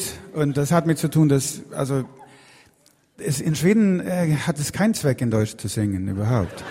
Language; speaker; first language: German; non-native, fluent; Swedish